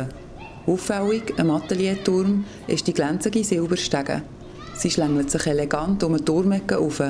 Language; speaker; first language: German; native; German